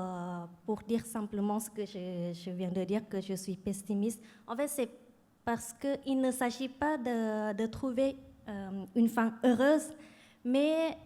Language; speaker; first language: French; non-native, fluent; Thai